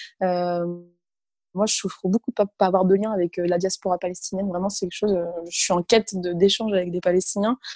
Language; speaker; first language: French; early bilingual, other home language; Arabic